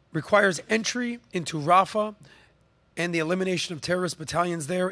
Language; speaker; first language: English; native; English